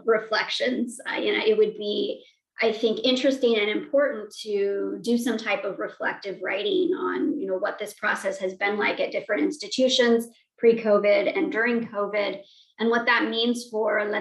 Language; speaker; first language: English; native; English